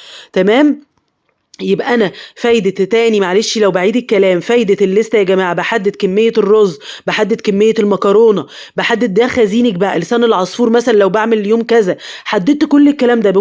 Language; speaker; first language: Arabic; native; Arabic